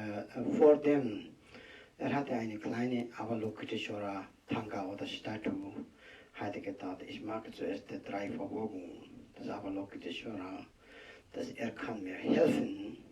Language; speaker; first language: German; non-native, learner; Tibetan